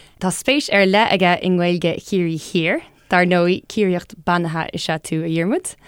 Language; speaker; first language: Irish; non-native, local second language; English